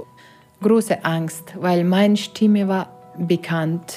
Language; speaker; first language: German; non-native, learner; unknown